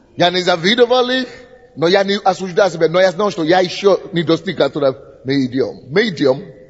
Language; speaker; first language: Russian; non-native, fluent; Yoruba